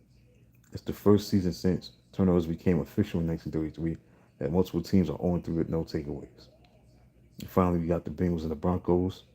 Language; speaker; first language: English; native; English